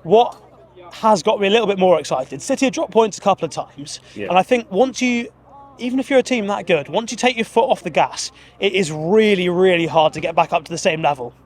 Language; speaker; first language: English; native; English